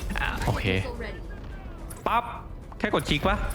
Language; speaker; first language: Thai; native; Thai